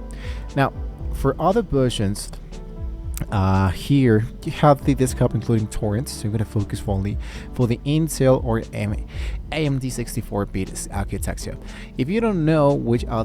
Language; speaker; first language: English; non-native, fluent; Spanish